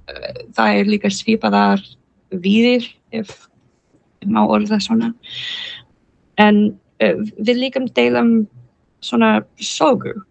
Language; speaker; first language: Icelandic; non-native, learner; English